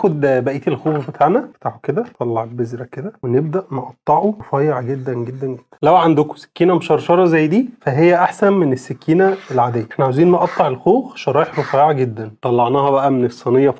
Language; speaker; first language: Arabic; native; Arabic